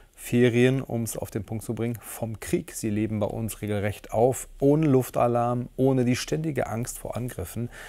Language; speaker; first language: German; native; German